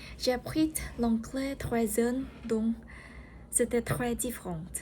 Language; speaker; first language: French; non-native, learner; Vietnamese